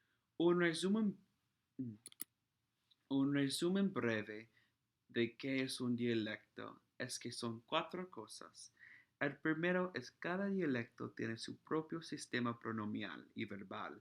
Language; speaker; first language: Spanish; non-native, fluent; English